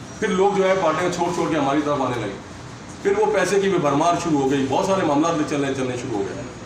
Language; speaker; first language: Urdu; native; Urdu